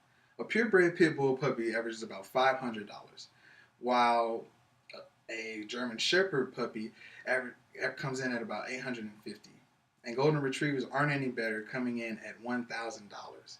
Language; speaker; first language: English; native; English